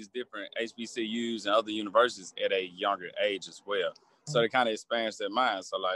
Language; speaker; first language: English; native; English